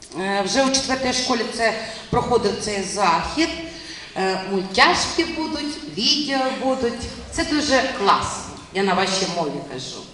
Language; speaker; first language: Ukrainian; non-native, local second language; Russian